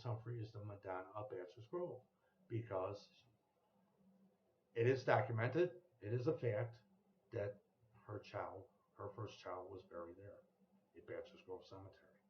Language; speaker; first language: English; native; English